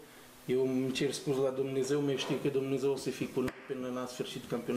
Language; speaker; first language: Romanian; non-native, learner; Portuguese